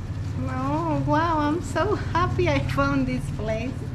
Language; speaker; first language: English; non-native, learner; Spanish